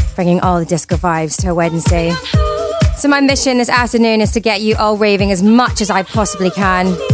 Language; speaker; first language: English; native; English